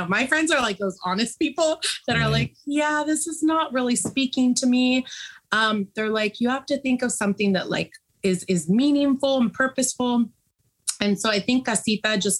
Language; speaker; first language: English; native; English